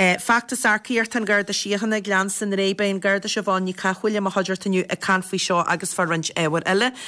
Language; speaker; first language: Irish; native; Irish